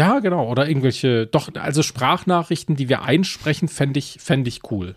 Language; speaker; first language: German; native; German